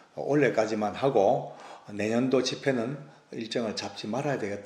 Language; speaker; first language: Korean; native; Korean